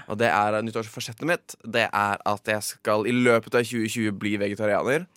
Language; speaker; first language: Norwegian; native; Norwegian